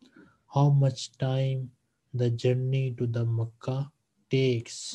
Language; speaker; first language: English; non-native, fluent; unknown